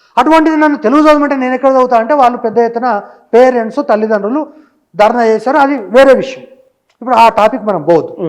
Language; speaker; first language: Telugu; native; Telugu